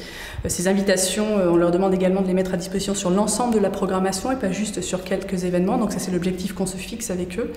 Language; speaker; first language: French; native; French